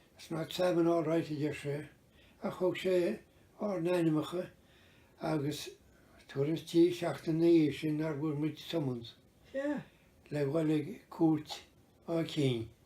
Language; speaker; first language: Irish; native; Irish